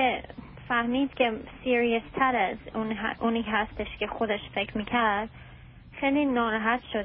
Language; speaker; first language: Persian; early bilingual, heritage; Persian